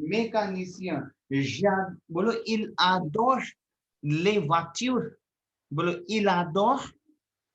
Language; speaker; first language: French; non-native, fluent; Hindi